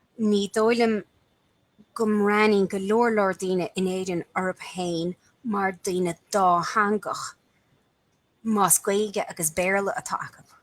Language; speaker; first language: Irish; native; Irish